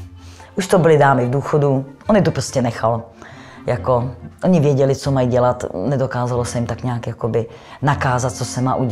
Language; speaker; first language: Czech; native; Czech